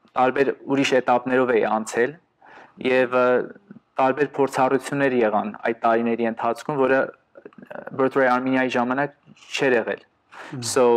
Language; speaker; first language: Armenian; early bilingual, heritage; Armenian